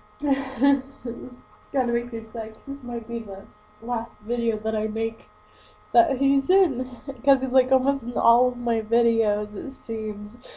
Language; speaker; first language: English; native; English